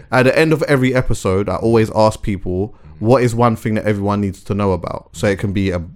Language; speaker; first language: English; native; English